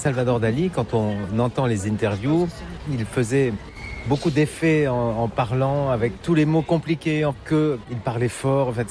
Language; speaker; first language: French; native; French